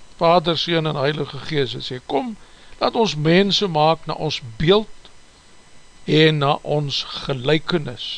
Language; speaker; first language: Afrikaans; native; Afrikaans